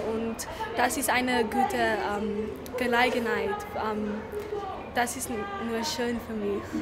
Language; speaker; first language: German; non-native, learner; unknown